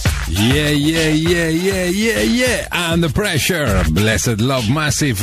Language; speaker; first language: English; non-native, fluent; Italian